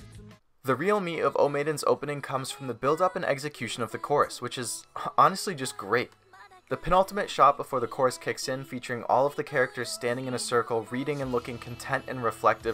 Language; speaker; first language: English; native; English